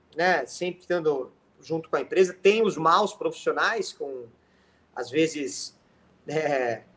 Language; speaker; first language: Portuguese; native; Portuguese